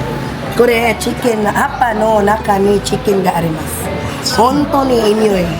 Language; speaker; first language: Japanese; non-native, learner; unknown